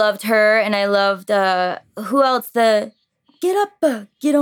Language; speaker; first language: English; early bilingual, other home language; French